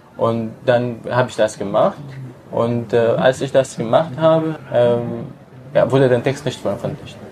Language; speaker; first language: German; non-native, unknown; Arabic